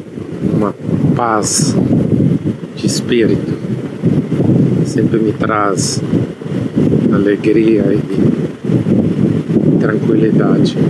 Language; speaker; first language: Portuguese; non-native, fluent; Italian